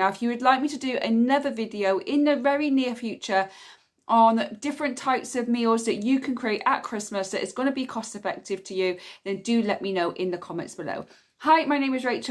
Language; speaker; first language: English; native; English